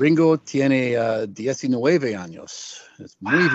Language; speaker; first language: Spanish; non-native, learner; English